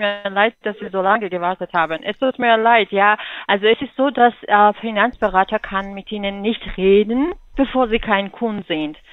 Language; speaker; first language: German; non-native, fluent; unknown